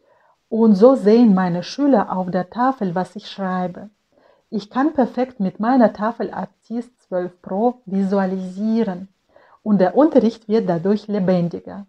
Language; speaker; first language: German; non-native, fluent; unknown